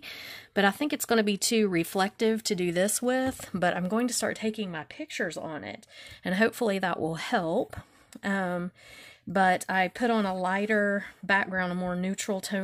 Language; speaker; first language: English; native; English